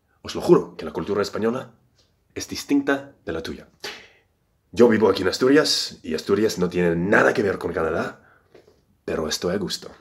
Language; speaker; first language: Spanish; non-native, fluent; English